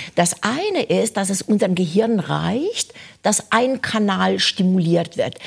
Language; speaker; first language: German; non-native, fluent; Romanian